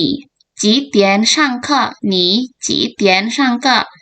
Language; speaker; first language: Chinese; non-native, fluent; Indonesian